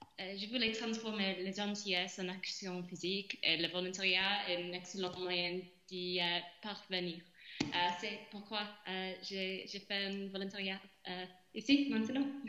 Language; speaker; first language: French; non-native, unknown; English